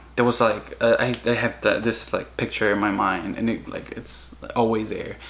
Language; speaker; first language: English; early bilingual, other home language; Spanish